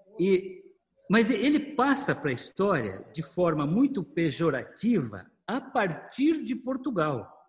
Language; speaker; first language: Portuguese; native; Portuguese